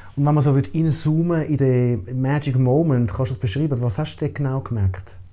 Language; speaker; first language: German; native; German